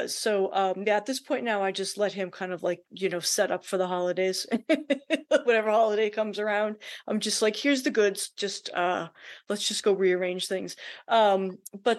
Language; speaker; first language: English; native; English